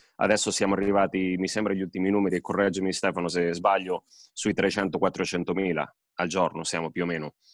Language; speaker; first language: Italian; early bilingual, heritage; Spanish